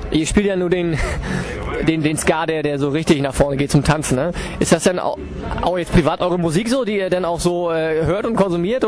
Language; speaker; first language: German; native; German